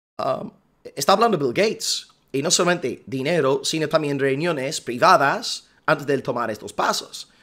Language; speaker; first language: Spanish; non-native, fluent; English